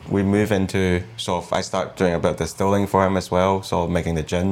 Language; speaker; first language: English; non-native, local second language; Cantonese